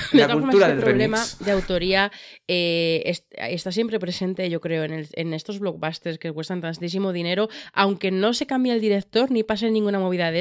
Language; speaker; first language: Spanish; native; Spanish